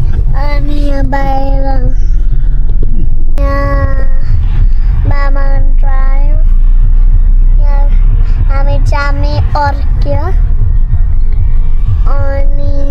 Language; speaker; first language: Nepali; early bilingual, heritage; Nepali